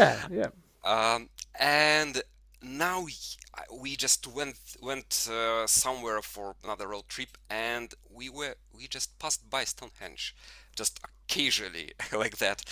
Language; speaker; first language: English; non-native, fluent; Russian